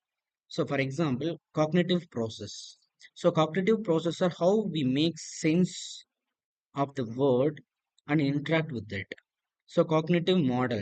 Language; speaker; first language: English; non-native, local second language; Tamil